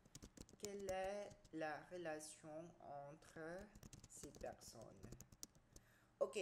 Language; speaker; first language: French; non-native, fluent; Khmer